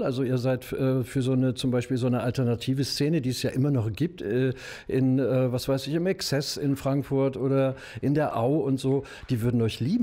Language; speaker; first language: German; native; German